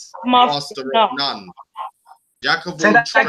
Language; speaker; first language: English; native; English